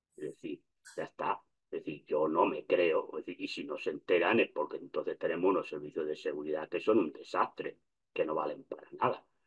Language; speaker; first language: Spanish; native; Spanish